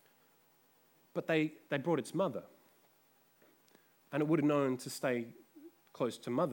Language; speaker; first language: English; native; English